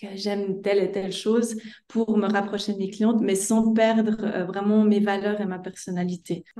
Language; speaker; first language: French; native; French